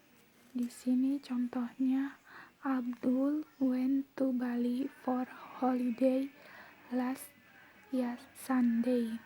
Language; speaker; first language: English; non-native, learner; Indonesian